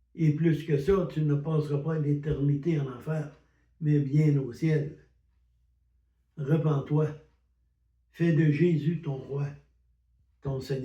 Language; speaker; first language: French; native; French